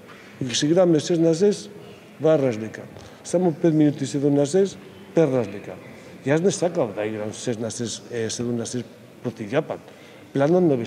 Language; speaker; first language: Macedonian; non-native, learner; Spanish